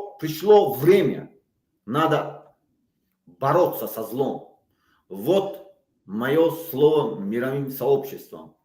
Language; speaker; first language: Russian; non-native, local second language; Tajik